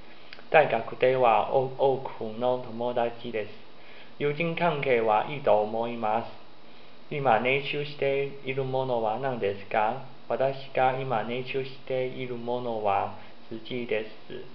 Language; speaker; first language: Japanese; non-native, learner; Chinese